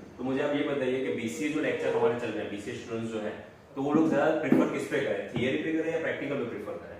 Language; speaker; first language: Hindi; native; Hindi